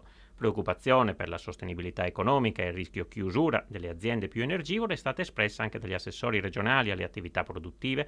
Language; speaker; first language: Italian; native; Italian